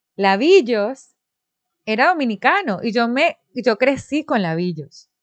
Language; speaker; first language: Spanish; native; Spanish